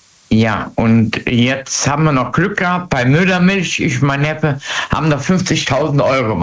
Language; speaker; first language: German; native; German